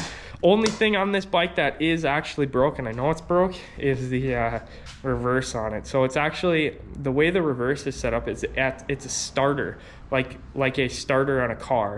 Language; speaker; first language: English; native; English